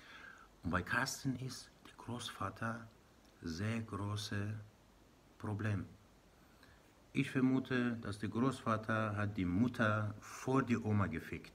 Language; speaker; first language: German; non-native, learner; Persian